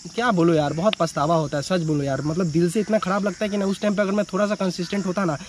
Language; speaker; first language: Hindi; non-native, local second language; Bangla